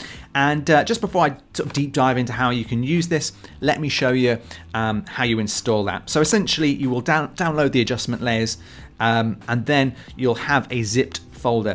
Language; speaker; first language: English; native; English